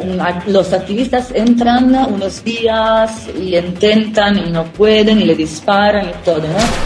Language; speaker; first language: Spanish; non-native, fluent; Italian